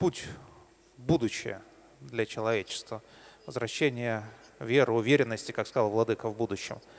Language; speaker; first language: Russian; native; Russian